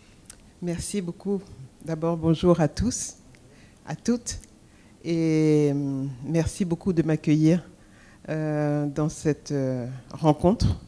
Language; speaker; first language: French; early bilingual, other home language; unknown